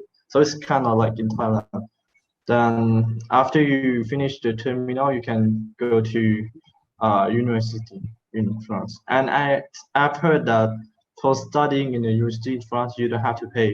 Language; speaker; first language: English; non-native, fluent; Thai